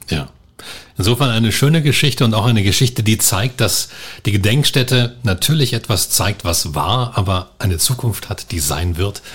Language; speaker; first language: German; native; German